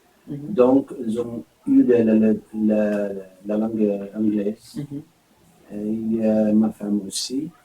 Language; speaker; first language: French; non-native, fluent; Arabic